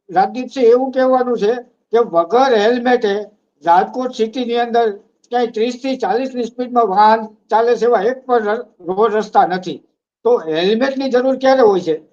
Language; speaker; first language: Gujarati; native; Gujarati